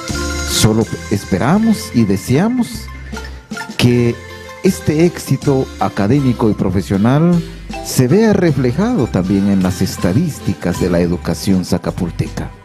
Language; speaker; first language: Spanish; native; Spanish